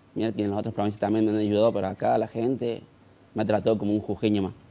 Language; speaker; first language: Spanish; native; Spanish